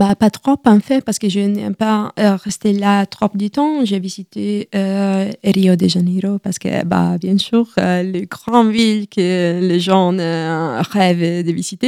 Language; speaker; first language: French; non-native, learner; Italian